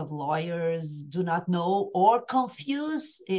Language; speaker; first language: English; non-native, fluent; Portuguese